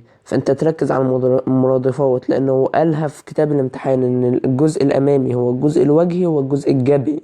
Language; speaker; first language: Arabic; native; Arabic